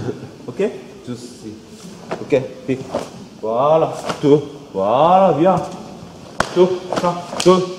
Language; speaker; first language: French; non-native, learner; Korean